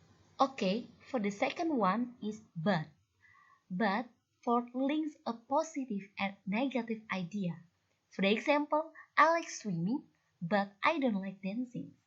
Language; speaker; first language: English; non-native, learner; Indonesian